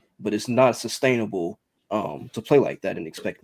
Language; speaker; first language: English; native; English